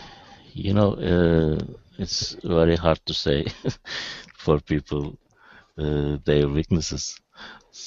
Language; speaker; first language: English; non-native, learner; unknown